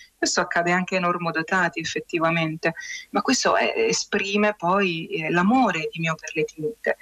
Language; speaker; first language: Italian; native; Italian